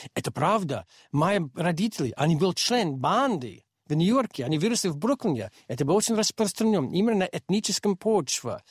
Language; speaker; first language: Russian; non-native, fluent; English